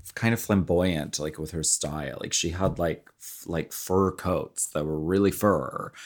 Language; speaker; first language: English; native; English